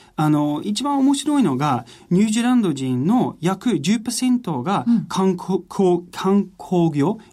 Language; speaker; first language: Japanese; non-native, fluent; English